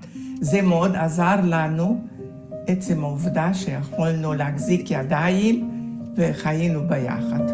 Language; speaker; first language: Hebrew; non-native, fluent; Hungarian